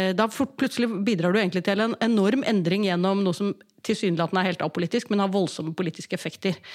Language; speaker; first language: Norwegian; native; Norwegian